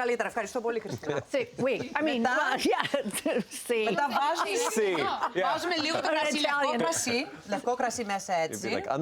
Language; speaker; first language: Greek; early bilingual, heritage; Greek